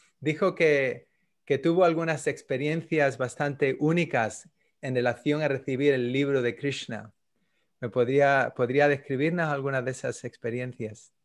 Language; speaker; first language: Spanish; native; Spanish